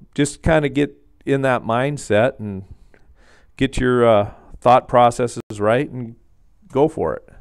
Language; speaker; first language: English; native; English